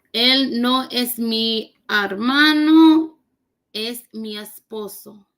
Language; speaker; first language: Spanish; non-native, learner; English